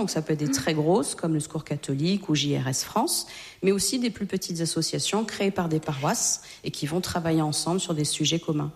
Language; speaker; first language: French; native; French